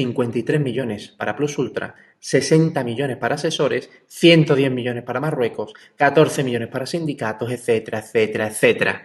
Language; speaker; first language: Spanish; native; Spanish